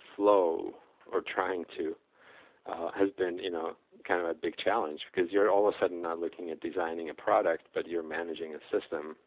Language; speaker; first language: English; non-native, fluent; Czech